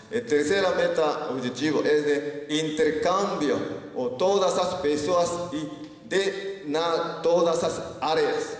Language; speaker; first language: Spanish; non-native, learner; Japanese